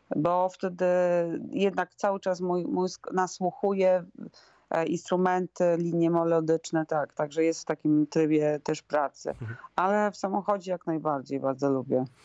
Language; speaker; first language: Polish; native; Polish